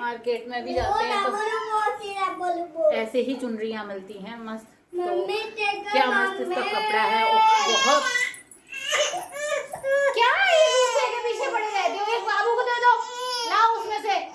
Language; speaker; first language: Hindi; native; Hindi